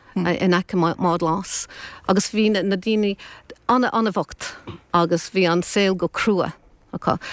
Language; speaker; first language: Irish; non-native, local second language; English